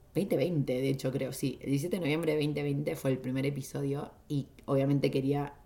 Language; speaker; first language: Spanish; native; Spanish